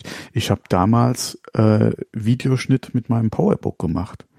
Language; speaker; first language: German; native; German